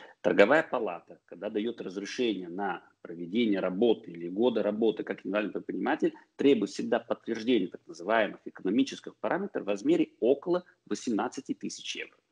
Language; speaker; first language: Russian; early bilingual, heritage; Russian